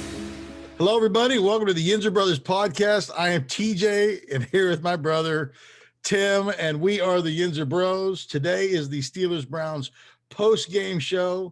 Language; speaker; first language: English; native; English